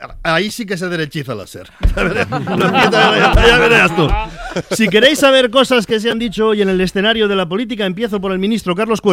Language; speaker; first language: Spanish; native; Spanish